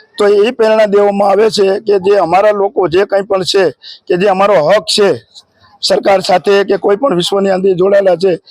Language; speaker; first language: Gujarati; native; Gujarati